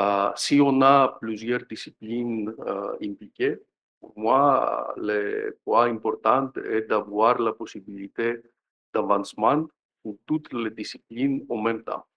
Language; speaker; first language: French; non-native, fluent; Greek